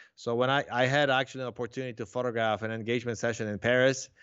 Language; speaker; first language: English; non-native, fluent; Polish